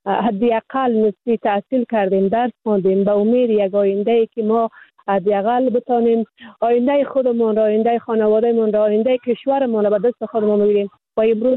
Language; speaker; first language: Persian; native; Persian